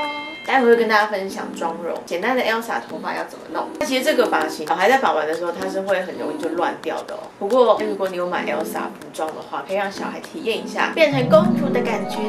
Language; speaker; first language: Chinese; native; Chinese